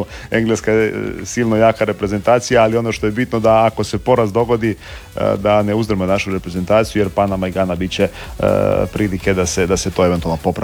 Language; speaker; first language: Serbian; native; Serbian